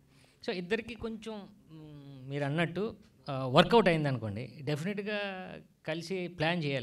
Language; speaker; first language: Telugu; native; Telugu